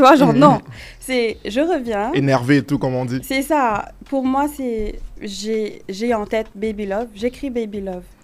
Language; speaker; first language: French; non-native, local second language; Wolof